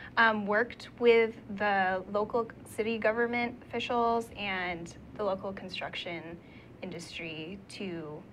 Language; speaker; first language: English; native; English